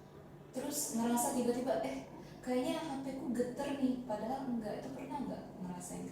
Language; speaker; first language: Indonesian; native; Indonesian